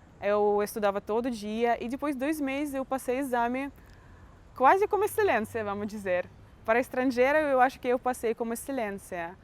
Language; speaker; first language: Portuguese; non-native, fluent; Russian